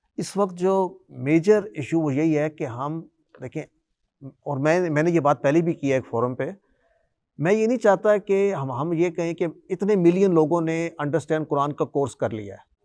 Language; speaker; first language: Urdu; native; Urdu